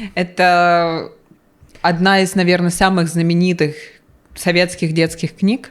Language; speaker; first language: Russian; native; Russian